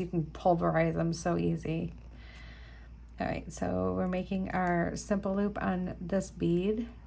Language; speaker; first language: English; native; English